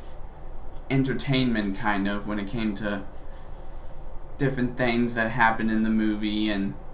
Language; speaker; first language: English; native; English